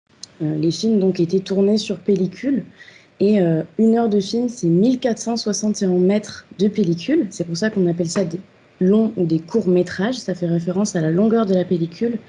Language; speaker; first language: French; native; French